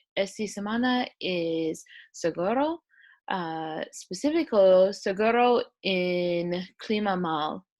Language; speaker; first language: Spanish; non-native, learner; English